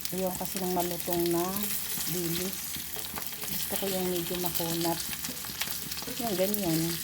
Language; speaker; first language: Filipino; non-native, local second language; Cebuano